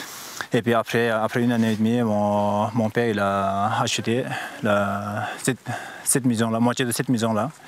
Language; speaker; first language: French; non-native, fluent; Sherpa